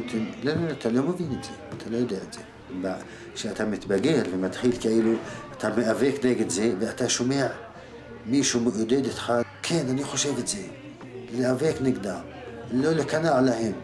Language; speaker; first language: Hebrew; non-native, local second language; Arabic